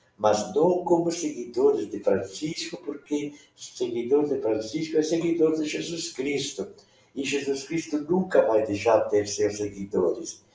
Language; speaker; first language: Portuguese; non-native, local second language; Venetian